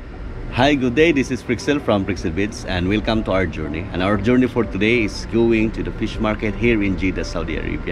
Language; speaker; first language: English; non-native, local second language; Filipino